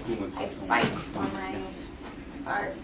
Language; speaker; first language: English; non-native, learner; French